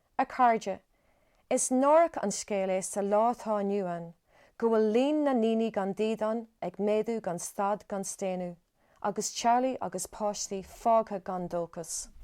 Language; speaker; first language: Irish; native; Irish